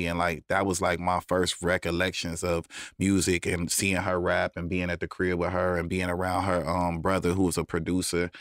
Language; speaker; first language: English; native; English